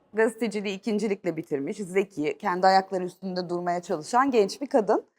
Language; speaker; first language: Turkish; native; Turkish